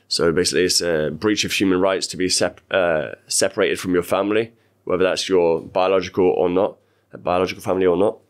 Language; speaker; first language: English; native; English